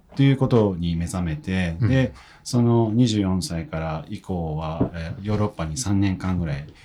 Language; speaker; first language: Japanese; native; Japanese